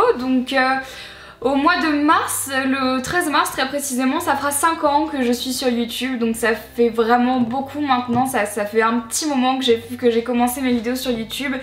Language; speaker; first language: French; native; French